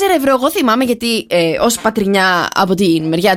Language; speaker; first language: Greek; native; Greek